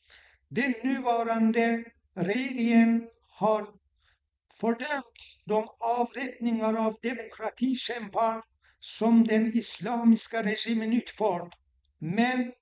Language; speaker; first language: Swedish; non-native, fluent; Persian